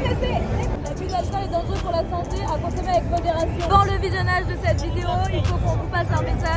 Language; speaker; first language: French; native; French